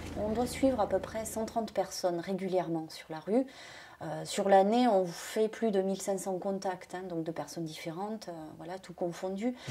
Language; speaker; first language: French; native; French